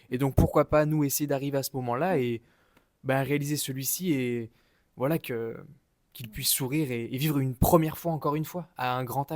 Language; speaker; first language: French; native; French